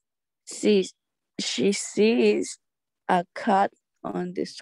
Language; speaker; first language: English; non-native, learner; Spanish